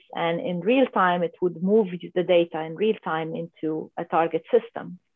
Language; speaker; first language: English; non-native, fluent; Arabic